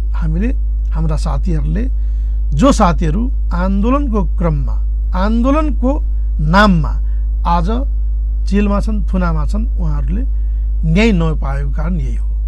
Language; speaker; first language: Nepali; non-native, local second language; Dangaura Tharu